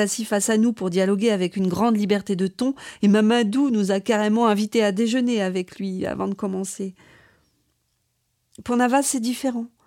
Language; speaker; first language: French; native; French